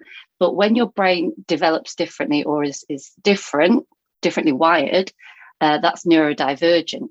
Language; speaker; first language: English; native; English